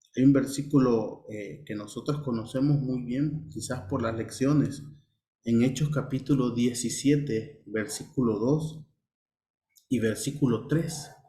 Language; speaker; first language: Spanish; native; Spanish